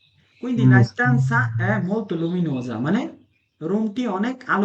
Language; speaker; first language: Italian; non-native, fluent; Bangla